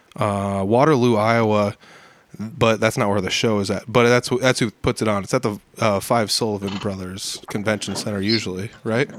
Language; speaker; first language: English; native; English